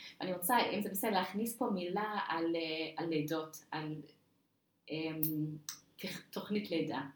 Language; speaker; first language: Hebrew; non-native, fluent; English